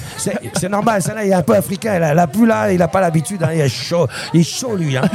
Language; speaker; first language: French; early bilingual, other home language; Arabic